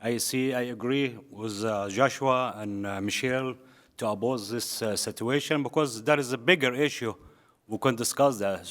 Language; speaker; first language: English; non-native, learner; Arabic